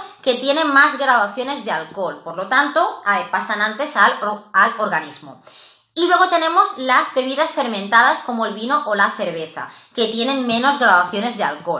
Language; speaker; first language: Spanish; native; Spanish